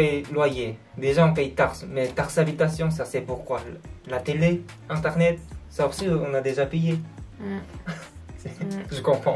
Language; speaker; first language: French; non-native, learner; Korean